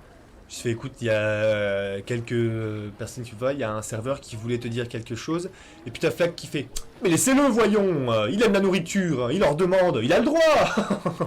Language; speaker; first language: French; native; French